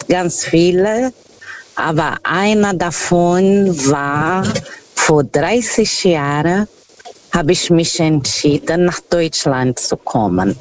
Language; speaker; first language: German; non-native, fluent; Portuguese